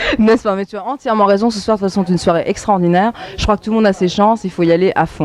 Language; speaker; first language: French; native; French